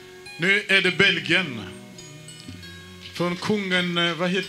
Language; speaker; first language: Swedish; non-native, fluent; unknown